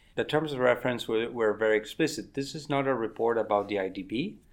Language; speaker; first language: English; non-native, fluent; Spanish